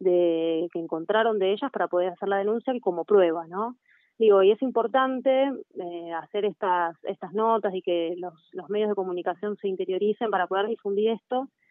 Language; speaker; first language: Spanish; native; Spanish